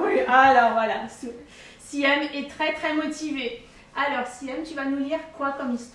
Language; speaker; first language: French; native; French